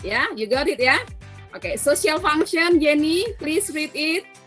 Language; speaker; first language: English; non-native, learner; Indonesian